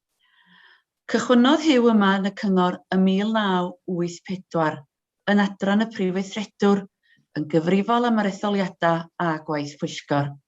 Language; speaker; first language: Welsh; native; Welsh